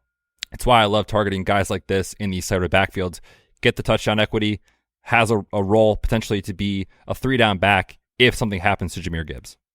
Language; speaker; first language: English; native; English